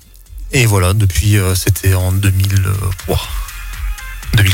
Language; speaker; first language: French; native; French